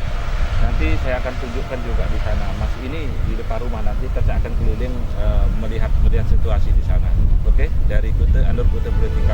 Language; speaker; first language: Indonesian; non-native, local second language; Sasak